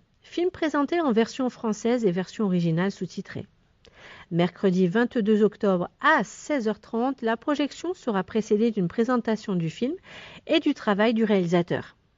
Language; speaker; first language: French; native; French